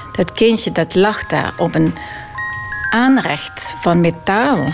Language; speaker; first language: Dutch; native; Dutch